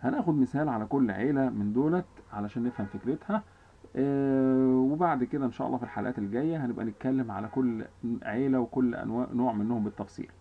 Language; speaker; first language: Arabic; native; Arabic